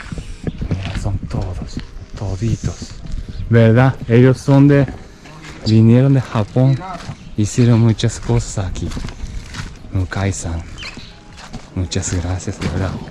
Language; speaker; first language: Spanish; non-native, learner; Japanese